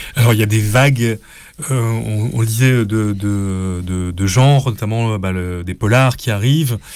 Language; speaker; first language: French; native; French